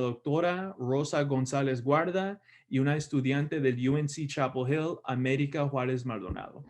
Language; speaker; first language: Spanish; early bilingual, heritage; Spanish